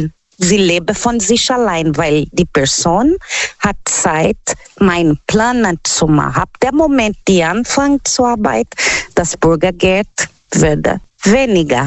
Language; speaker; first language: German; non-native, learner; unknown